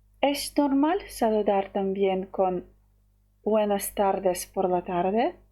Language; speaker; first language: Spanish; non-native, fluent; Ukrainian